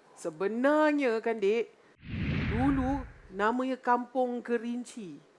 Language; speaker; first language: Malay; native; Malay